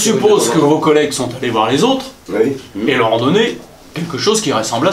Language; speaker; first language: French; native; French